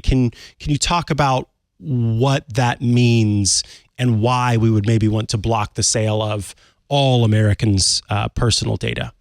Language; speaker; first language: English; native; English